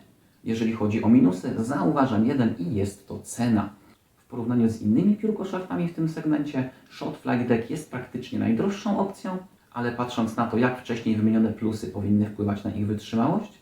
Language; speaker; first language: Polish; native; Polish